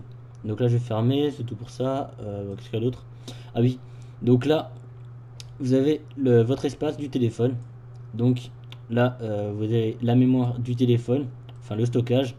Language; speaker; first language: French; native; French